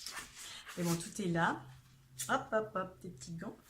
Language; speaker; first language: French; native; French